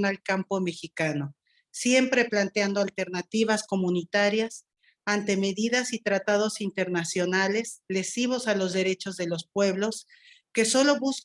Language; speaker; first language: Spanish; native; Spanish